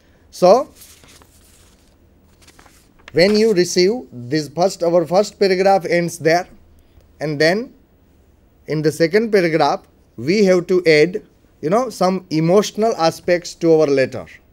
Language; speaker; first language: English; non-native, local second language; Gujarati